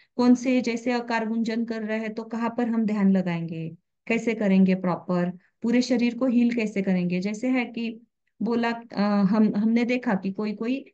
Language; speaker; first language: Hindi; native; Hindi